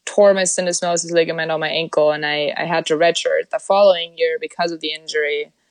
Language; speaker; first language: English; non-native, fluent; German